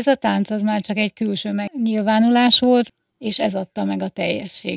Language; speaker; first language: Hungarian; native; Hungarian